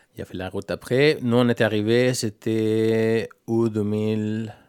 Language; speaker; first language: French; non-native, fluent; Spanish